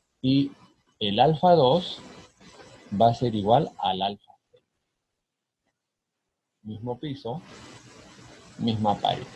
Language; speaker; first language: Spanish; native; Spanish